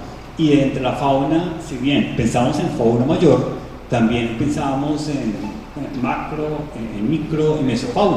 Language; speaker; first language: Spanish; native; Spanish